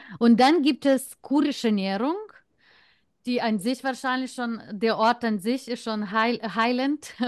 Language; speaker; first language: German; non-native, fluent; Lithuanian